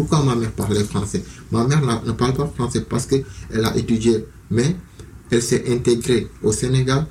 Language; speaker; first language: French; non-native, local second language; Wolof